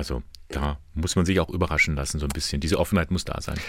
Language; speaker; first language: German; native; German